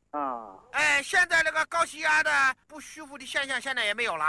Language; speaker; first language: Chinese; native; Chinese